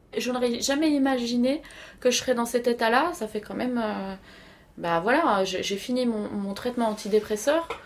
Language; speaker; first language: French; non-native, local second language; Arabic